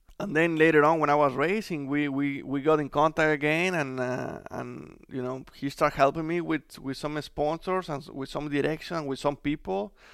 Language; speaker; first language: English; non-native, fluent; Spanish